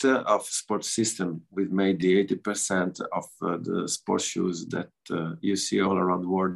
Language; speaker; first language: English; non-native, learner; Italian